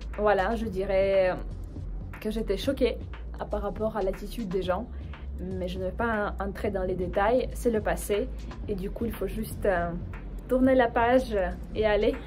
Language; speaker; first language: French; non-native, fluent; Russian